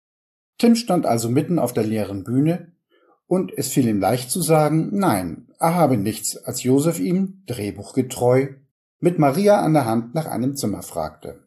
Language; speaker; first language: German; native; German